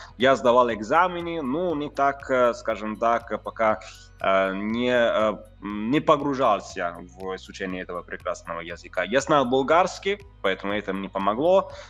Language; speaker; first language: Russian; non-native, fluent; Italian